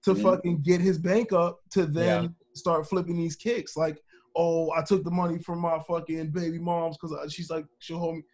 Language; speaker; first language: English; native; English